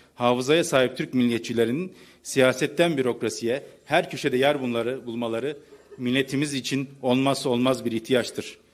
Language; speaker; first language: Turkish; native; Turkish